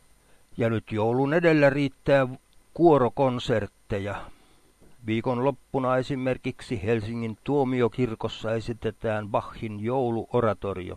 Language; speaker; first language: Finnish; native; Finnish